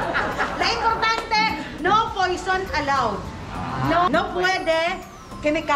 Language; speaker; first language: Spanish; non-native, learner; Filipino